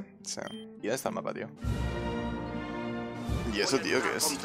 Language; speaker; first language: Spanish; native; Spanish